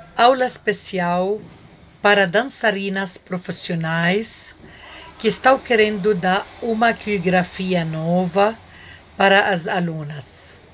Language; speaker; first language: Portuguese; non-native, learner; Arabic